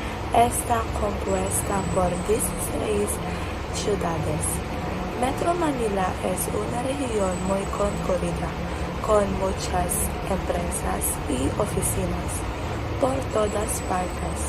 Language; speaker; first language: Spanish; non-native, learner; Filipino